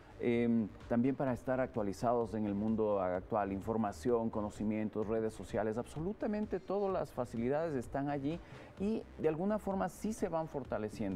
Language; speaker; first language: Spanish; native; Spanish